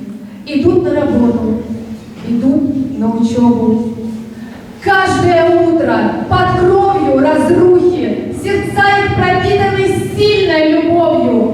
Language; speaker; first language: Russian; native; Russian